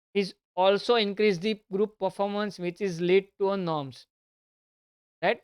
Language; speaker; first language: English; non-native, local second language; Gujarati